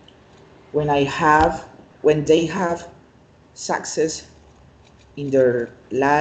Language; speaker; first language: English; non-native, learner; Spanish